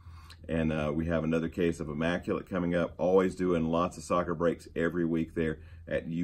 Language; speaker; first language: English; native; English